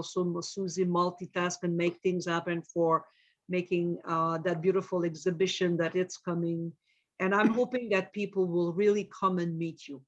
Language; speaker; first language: English; non-native, fluent; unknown